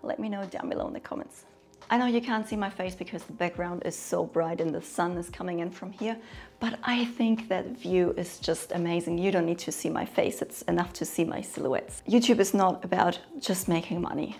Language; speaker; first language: English; non-native, fluent; German